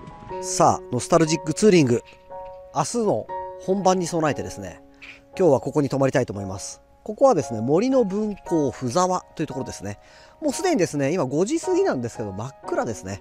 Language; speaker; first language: Japanese; native; Japanese